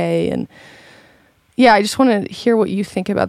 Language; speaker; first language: English; native; English